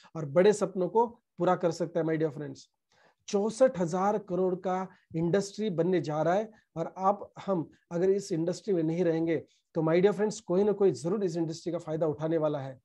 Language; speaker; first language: Hindi; non-native, local second language; Marathi